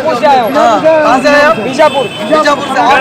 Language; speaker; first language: Hindi; native; Hindi